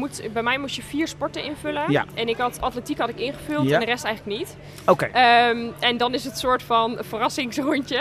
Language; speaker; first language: Dutch; native; Dutch